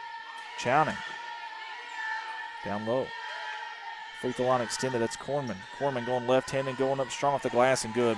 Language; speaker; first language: English; native; English